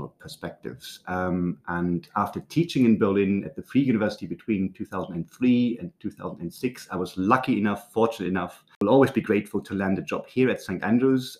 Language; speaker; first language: English; non-native, fluent; German